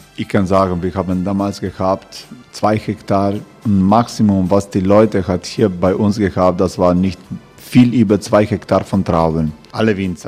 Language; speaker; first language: German; non-native, learner; Croatian